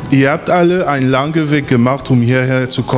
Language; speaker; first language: German; non-native, fluent; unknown